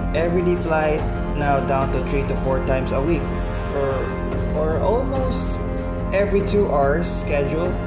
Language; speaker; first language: English; non-native, local second language; Cebuano